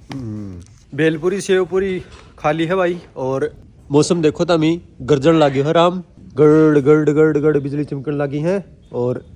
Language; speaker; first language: Hindi; native; Hindi